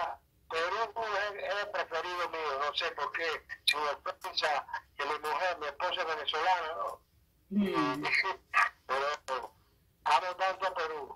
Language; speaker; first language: Spanish; native; Spanish